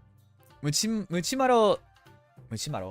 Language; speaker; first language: Japanese; non-native, fluent; English